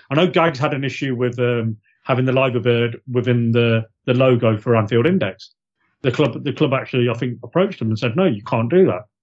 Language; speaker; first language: English; native; English